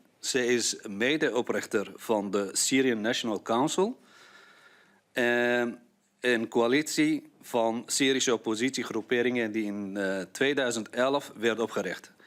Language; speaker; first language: Dutch; non-native, fluent; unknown